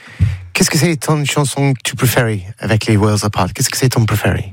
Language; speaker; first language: French; non-native, learner; English